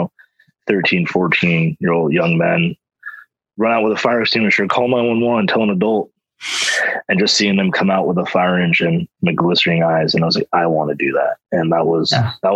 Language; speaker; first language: English; native; English